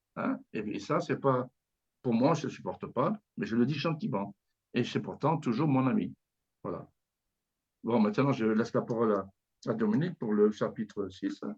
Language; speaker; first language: French; native; French